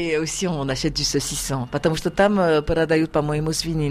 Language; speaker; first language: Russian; non-native, fluent; French